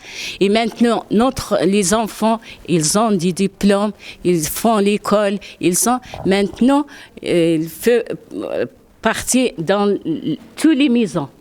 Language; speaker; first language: French; non-native, learner; Arabic